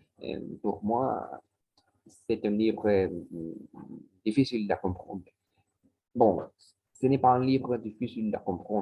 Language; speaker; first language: French; non-native, learner; Spanish